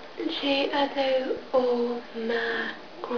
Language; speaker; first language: French; non-native, learner; English